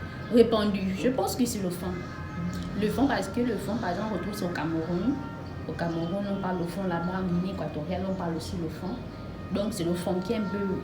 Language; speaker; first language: French; non-native, local second language; Fang